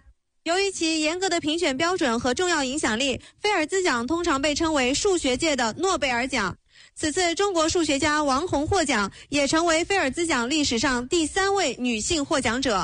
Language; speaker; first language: Chinese; native; Chinese